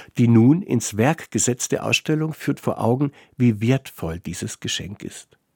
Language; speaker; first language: German; native; German